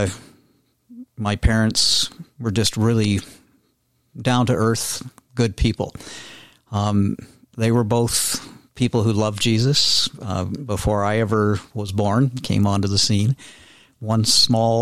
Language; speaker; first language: English; native; English